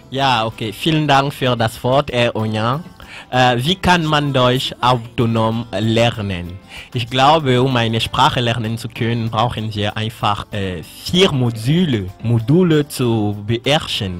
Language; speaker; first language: German; non-native, fluent; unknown